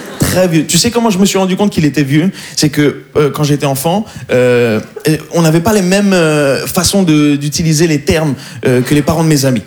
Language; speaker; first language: French; native; French